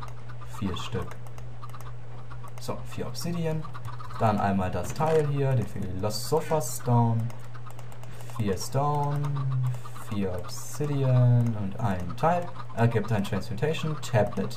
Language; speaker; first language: German; native; German